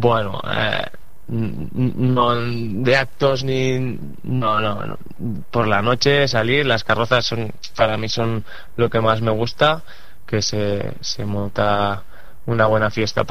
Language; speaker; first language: Spanish; native; Spanish